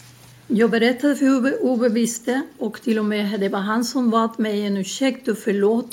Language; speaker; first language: Swedish; non-native, fluent; Spanish